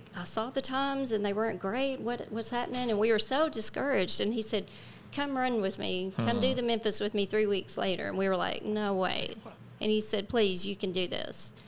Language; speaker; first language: English; native; English